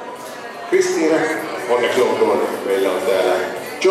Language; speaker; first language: Finnish; native; Finnish